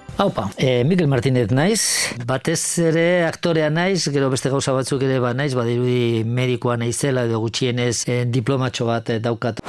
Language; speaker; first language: Basque; non-native, local second language; Spanish